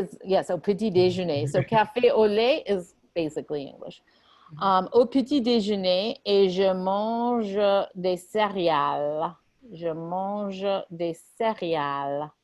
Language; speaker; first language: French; non-native, fluent; English